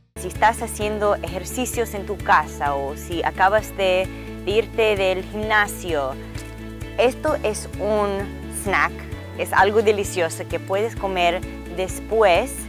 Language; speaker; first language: Spanish; non-native, fluent; English